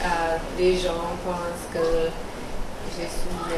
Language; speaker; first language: French; non-native, learner; English